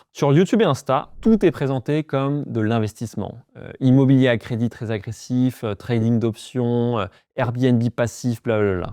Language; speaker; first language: French; native; French